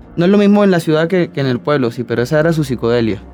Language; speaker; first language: Spanish; native; Spanish